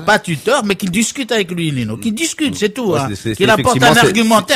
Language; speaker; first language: French; non-native, local second language; Arabic